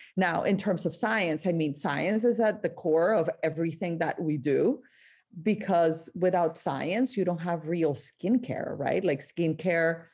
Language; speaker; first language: English; non-native, fluent; Spanish